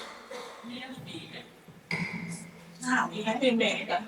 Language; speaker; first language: Portuguese; non-native, learner; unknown